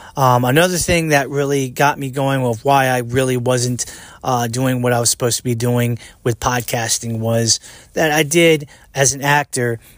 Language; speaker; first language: English; native; English